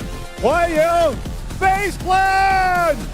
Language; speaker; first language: Chinese; native; Chinese